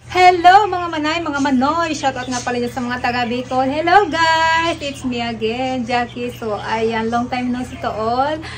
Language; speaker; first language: Filipino; non-native, local second language; Bikol